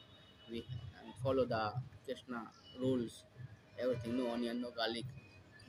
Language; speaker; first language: English; non-native, learner; Hindi